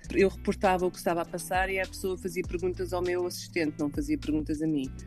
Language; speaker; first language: Portuguese; native; Portuguese